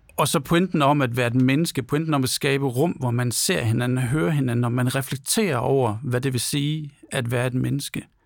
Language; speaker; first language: Danish; native; Danish